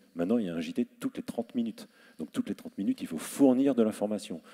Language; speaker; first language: French; native; French